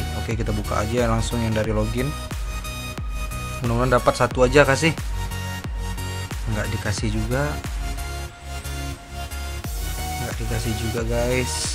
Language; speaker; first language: Indonesian; native; Indonesian